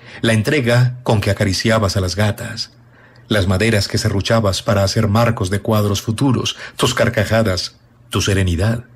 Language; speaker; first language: Spanish; native; Spanish